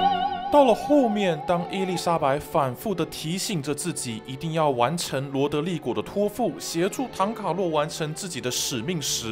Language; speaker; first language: Chinese; native; Chinese